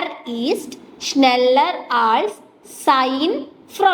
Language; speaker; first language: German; non-native, fluent; Malayalam